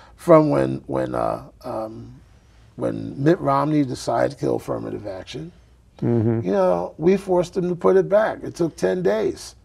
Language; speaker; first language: English; native; English